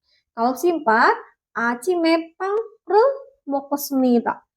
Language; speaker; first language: Korean; non-native, learner; Indonesian